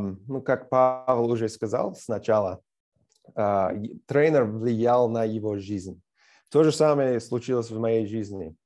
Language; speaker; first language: Russian; non-native, fluent; English